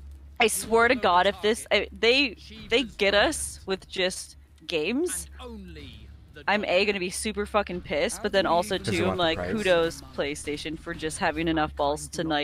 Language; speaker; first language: English; native; English